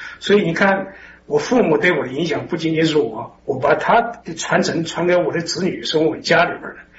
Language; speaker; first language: Chinese; native; Chinese